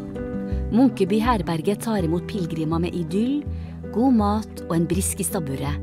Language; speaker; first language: Norwegian; native; Norwegian